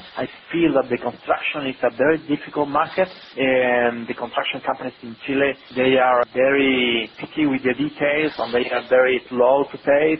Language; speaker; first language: English; non-native, fluent; Spanish